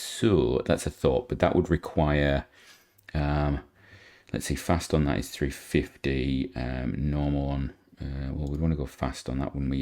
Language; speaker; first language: English; native; English